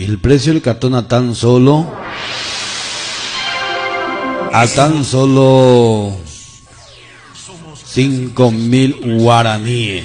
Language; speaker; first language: Spanish; non-native, local second language; Guarani